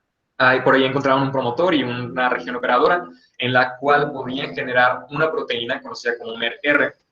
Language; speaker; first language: Spanish; native; Spanish